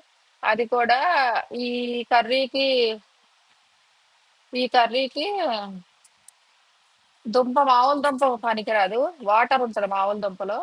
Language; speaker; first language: Telugu; native; Telugu